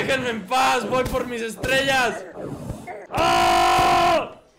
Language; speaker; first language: Spanish; native; Spanish